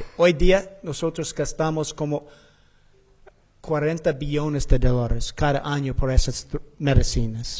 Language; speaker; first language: Spanish; non-native, learner; English